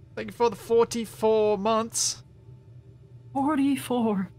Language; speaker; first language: English; native; English